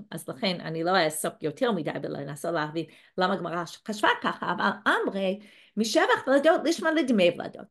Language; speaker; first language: Hebrew; non-native, fluent; English